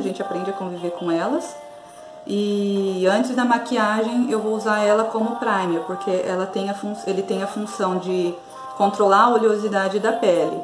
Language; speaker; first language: Portuguese; native; Portuguese